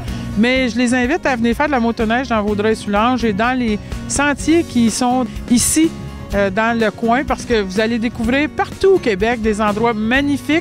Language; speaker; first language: French; native; French